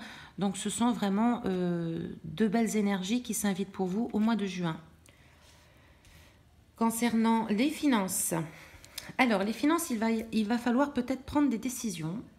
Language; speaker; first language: French; native; French